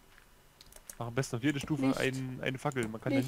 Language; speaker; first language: German; native; German